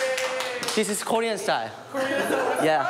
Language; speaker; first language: English; non-native, learner; Korean